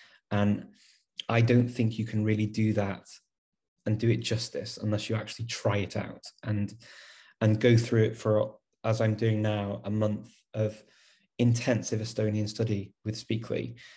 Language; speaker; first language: English; native; English